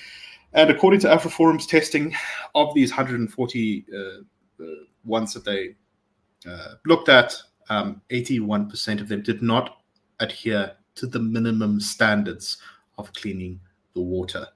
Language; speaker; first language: English; native; English